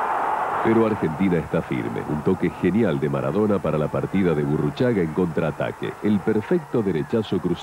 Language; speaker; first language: Spanish; native; Spanish